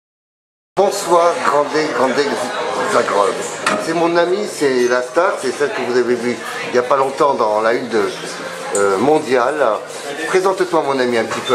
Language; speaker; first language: French; native; French